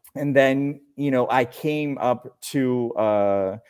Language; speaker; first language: English; non-native, fluent; Spanish